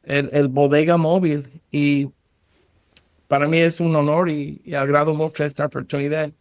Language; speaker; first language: Spanish; non-native, learner; English